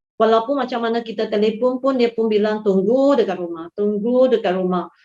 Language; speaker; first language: Malay; non-native, local second language; Chinese